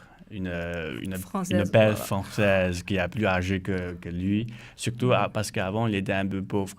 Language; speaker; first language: French; non-native, learner; Chinese